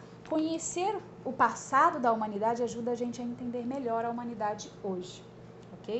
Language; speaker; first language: Portuguese; native; Portuguese